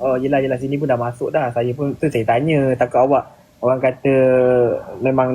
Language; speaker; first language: Malay; native; Malay